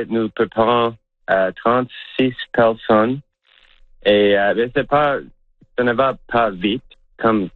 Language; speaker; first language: French; non-native, local second language; English